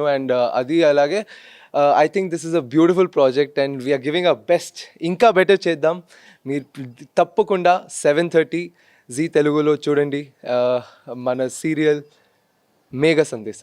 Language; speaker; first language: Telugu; non-native, fluent; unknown